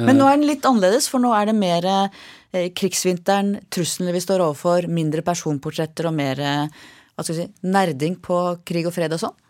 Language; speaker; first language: Norwegian; native; Norwegian